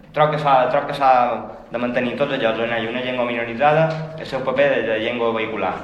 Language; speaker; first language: Catalan; native; Catalan